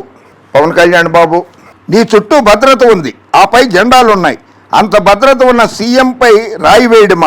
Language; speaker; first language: Telugu; native; Telugu